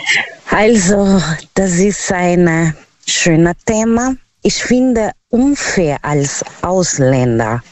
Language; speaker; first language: German; non-native, fluent; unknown